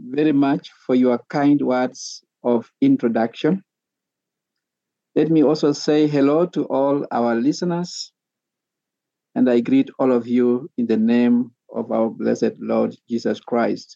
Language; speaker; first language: English; non-native, local second language; Kalenjin